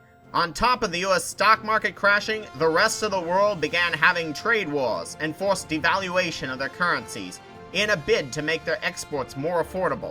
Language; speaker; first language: English; native; English